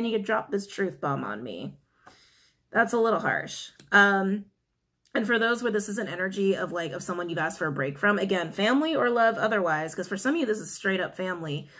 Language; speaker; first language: English; native; English